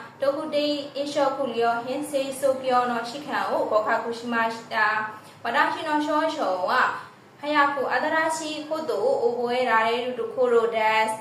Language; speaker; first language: Japanese; non-native, learner; Burmese